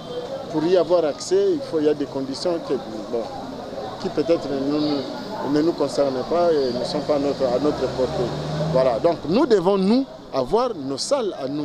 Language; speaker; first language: French; non-native, local second language; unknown